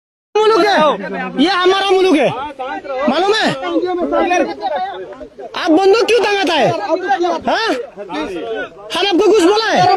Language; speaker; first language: Hindi; non-native, learner; Bangla